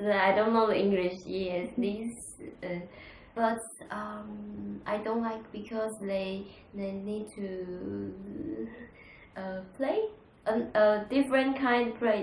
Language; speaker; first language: English; non-native, learner; Chinese